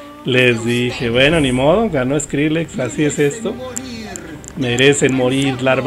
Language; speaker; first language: Spanish; native; Spanish